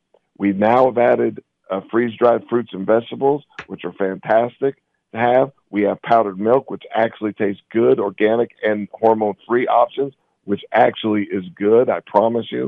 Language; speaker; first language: English; native; English